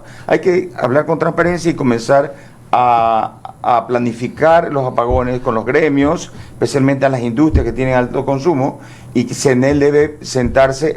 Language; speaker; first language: Spanish; native; Spanish